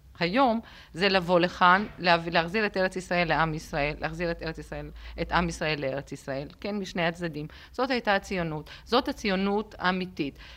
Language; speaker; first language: Hebrew; native; Hebrew